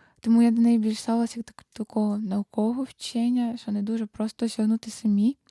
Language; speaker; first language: Ukrainian; native; Ukrainian